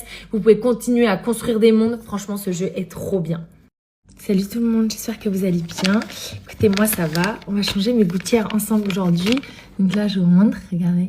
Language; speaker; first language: French; native; French